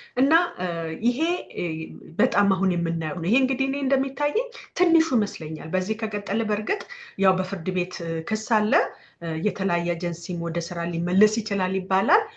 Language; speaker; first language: Amharic; native; Amharic